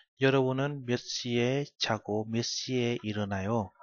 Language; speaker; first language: Korean; non-native, learner; Vietnamese